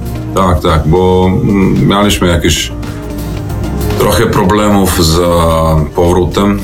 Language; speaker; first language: Polish; non-native, fluent; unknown